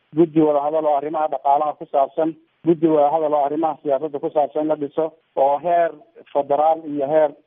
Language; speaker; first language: Somali; native; Somali